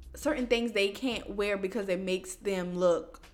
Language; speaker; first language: English; native; English